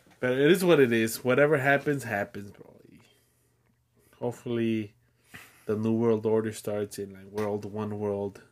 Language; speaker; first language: English; early bilingual, other home language; Spanish